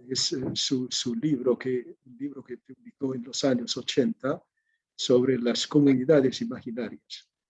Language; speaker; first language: Spanish; non-native, fluent; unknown